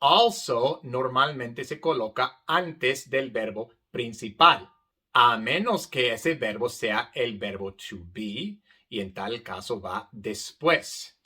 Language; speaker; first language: Spanish; non-native, fluent; English